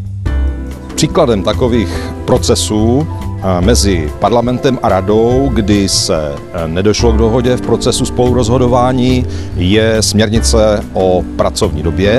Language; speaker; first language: Czech; native; Czech